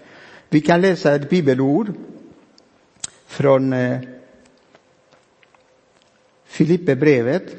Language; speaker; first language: Swedish; non-native, fluent; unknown